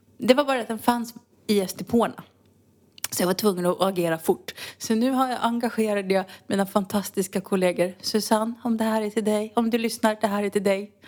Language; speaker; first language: Swedish; native; Swedish